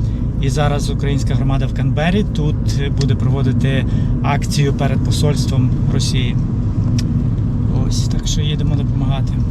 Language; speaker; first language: Ukrainian; native; Ukrainian